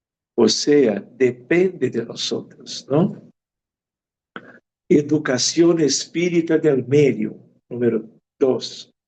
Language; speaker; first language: Spanish; non-native, fluent; Portuguese